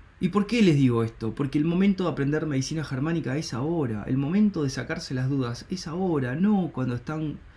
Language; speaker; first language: Spanish; native; Spanish